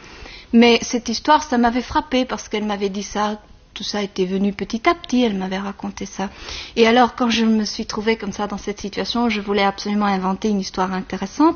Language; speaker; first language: French; native; French